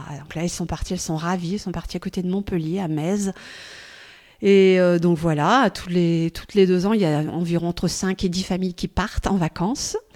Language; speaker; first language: French; native; French